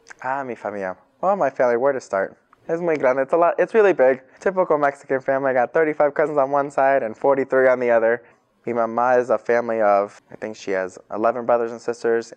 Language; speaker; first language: English; early bilingual, other home language; Spanish